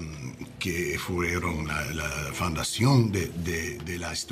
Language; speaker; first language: Spanish; non-native, learner; English